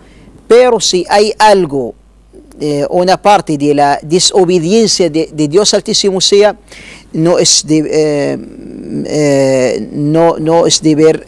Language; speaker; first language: Spanish; non-native, learner; Arabic